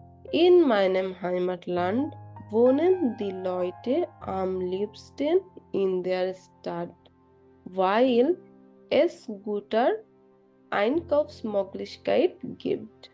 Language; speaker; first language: German; non-native, learner; Bangla